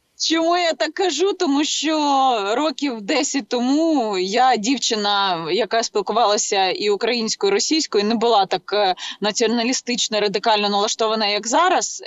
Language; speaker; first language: Ukrainian; native; Ukrainian